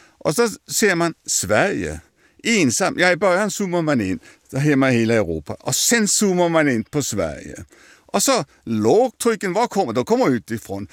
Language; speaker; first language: Swedish; native; Swedish